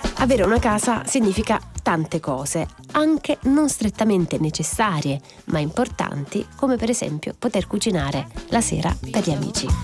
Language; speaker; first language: Italian; native; Italian